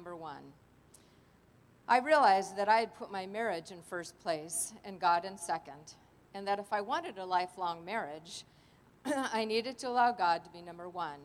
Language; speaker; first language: English; native; English